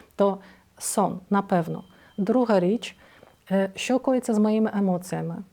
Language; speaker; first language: Ukrainian; native; Ukrainian